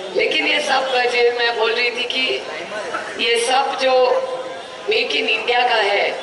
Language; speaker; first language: Hindi; non-native, local second language; Marathi